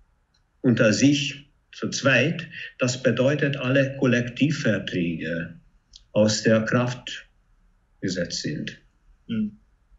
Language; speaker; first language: German; non-native, fluent; Hungarian